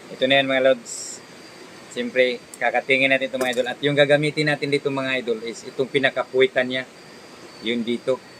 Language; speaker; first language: Filipino; non-native, local second language; Cebuano